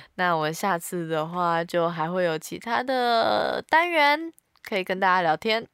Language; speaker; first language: Chinese; native; Chinese